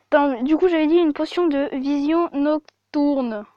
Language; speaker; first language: French; native; French